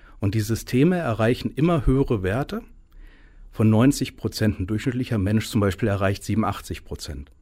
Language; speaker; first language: German; native; German